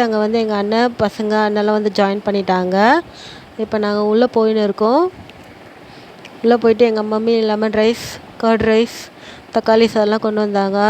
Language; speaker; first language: Tamil; native; Tamil